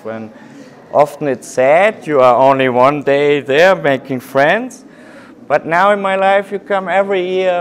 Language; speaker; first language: English; non-native, fluent; German